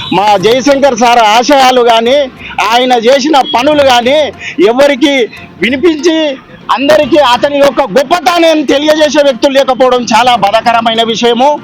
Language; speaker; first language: Telugu; native; Telugu